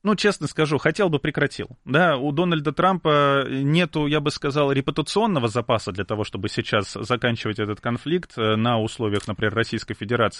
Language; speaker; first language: Russian; native; Russian